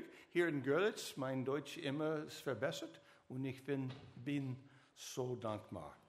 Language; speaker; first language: German; non-native, learner; English